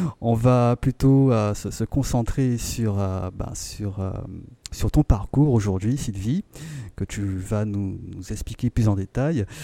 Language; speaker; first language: French; native; French